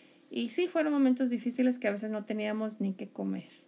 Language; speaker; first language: Spanish; native; Spanish